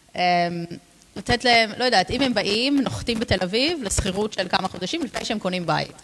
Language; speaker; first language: Hebrew; non-native, fluent; English